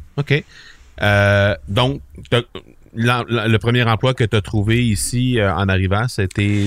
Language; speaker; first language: French; native; French